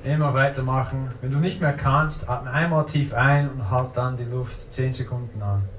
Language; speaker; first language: German; non-native, fluent; English